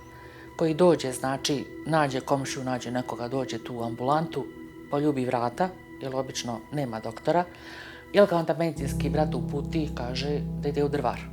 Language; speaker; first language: Bosnian; native; Bosnian